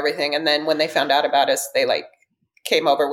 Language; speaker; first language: English; early bilingual, other home language; Russian